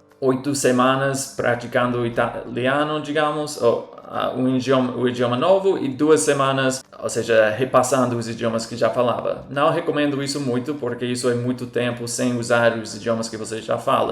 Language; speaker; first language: Portuguese; non-native, fluent; English